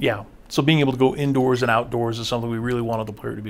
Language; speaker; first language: English; native; English